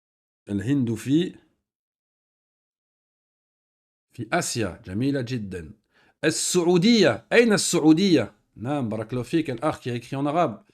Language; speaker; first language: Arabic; non-native, fluent; French